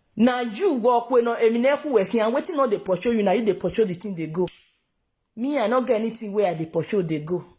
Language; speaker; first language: Nigerian Pidgin; non-native, local second language; Yoruba